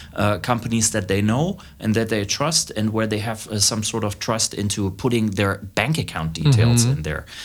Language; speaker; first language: English; non-native, fluent; German